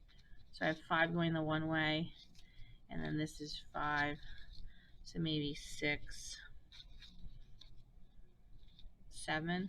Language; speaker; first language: English; native; English